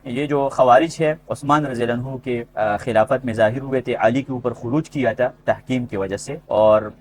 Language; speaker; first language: Urdu; non-native, local second language; Pashto